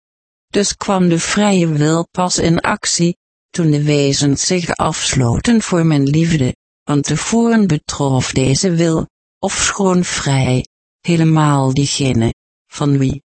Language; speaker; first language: Dutch; native; Dutch